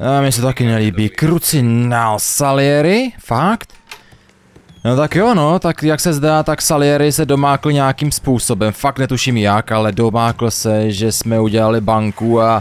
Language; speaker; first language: Czech; native; Czech